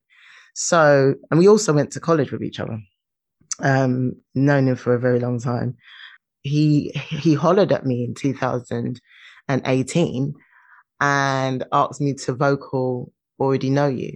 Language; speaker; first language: English; native; English